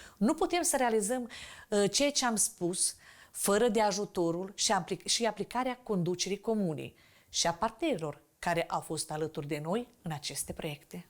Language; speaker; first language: Romanian; native; Romanian